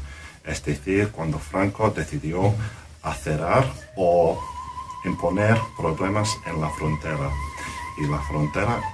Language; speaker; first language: Spanish; non-native, fluent; English